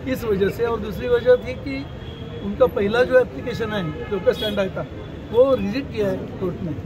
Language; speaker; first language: Hindi; non-native, local second language; Marathi